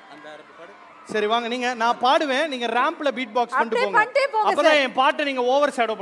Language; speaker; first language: Tamil; native; Tamil